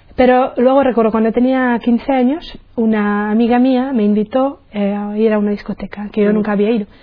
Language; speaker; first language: Spanish; non-native, fluent; Czech